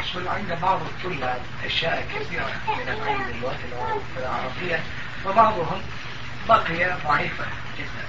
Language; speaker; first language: Arabic; non-native, fluent; Turkish